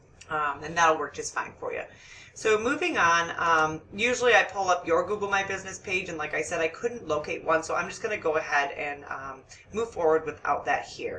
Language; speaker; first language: English; native; English